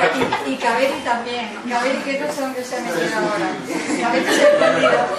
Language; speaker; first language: Spanish; native; Spanish